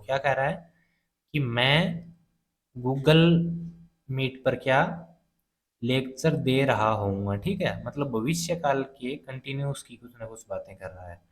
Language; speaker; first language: Hindi; native; Hindi